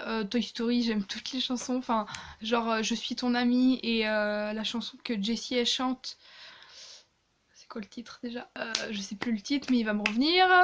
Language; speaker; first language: French; native; French